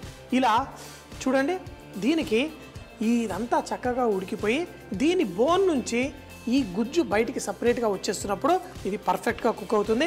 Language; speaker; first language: Telugu; native; Telugu